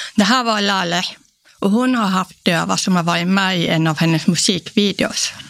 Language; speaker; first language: Swedish; early bilingual, other home language; Polish